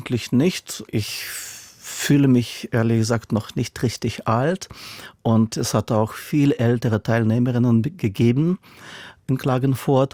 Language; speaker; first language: German; non-native, fluent; Russian